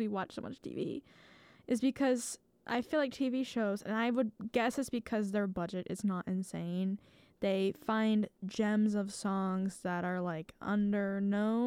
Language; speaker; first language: English; native; English